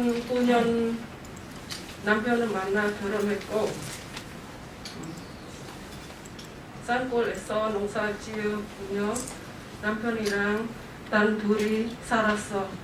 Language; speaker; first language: Korean; non-native, learner; Khmer